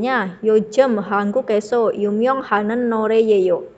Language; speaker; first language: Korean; non-native, fluent; Indonesian